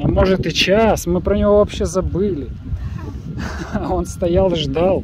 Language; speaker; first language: Russian; native; Russian